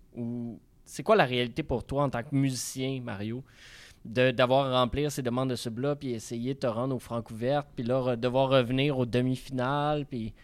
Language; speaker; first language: French; native; French